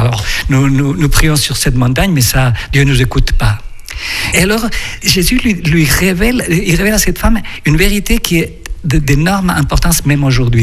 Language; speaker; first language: French; non-native, fluent; Spanish